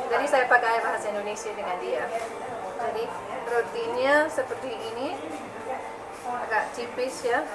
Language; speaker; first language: Indonesian; non-native, fluent; English